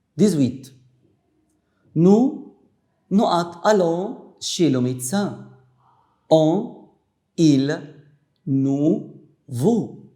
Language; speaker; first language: French; non-native, fluent; Arabic